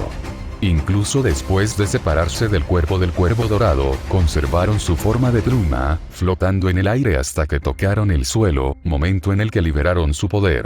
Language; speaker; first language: Spanish; native; Spanish